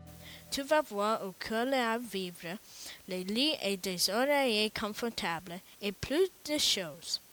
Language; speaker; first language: French; non-native, learner; English